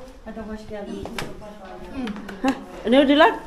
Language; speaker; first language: Turkish; non-native, learner; Filipino